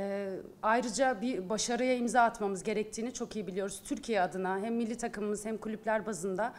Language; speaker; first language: Turkish; native; Turkish